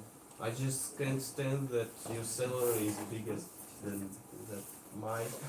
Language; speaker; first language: English; non-native, learner; Russian